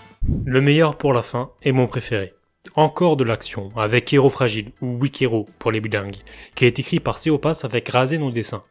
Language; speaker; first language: French; native; French